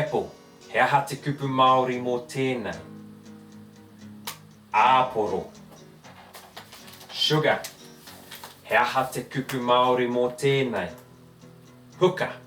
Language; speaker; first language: Māori; non-native, fluent; English